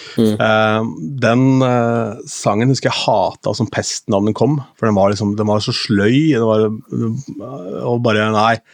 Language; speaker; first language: Norwegian; native; Norwegian